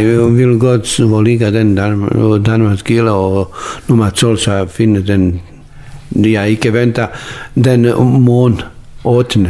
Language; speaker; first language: Danish; non-native, learner; Bosnian